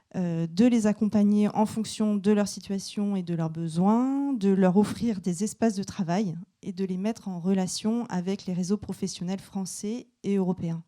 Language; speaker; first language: French; native; French